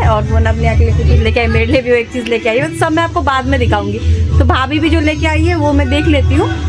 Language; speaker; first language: Hindi; native; Hindi